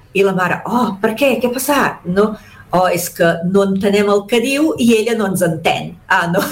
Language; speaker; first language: Catalan; early bilingual, heritage; Catalan